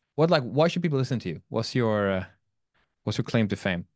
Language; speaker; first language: English; non-native, fluent; Swedish